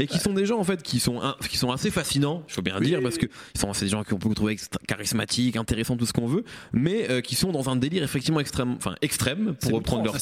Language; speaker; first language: French; native; French